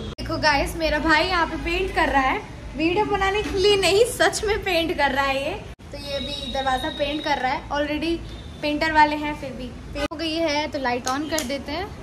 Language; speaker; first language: Hindi; native; Hindi